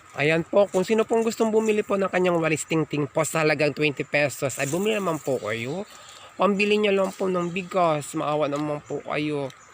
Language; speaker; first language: Filipino; non-native, local second language; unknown